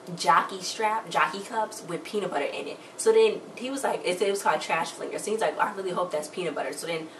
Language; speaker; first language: English; native; English